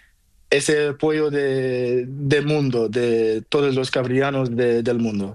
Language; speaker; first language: Spanish; non-native, learner; Portuguese